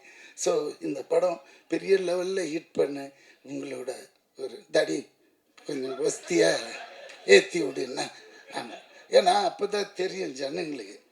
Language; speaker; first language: Tamil; native; Tamil